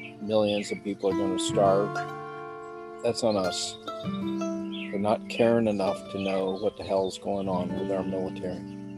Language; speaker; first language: English; native; English